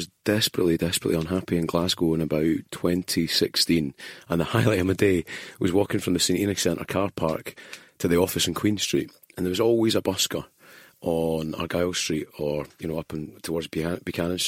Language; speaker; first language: English; native; English